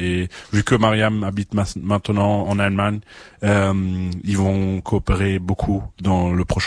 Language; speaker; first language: French; non-native, fluent; German